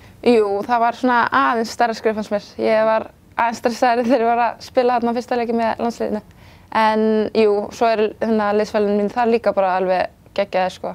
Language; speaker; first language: Icelandic; native; Icelandic